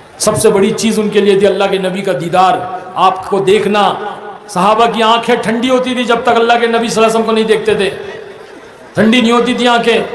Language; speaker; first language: Urdu; native; Urdu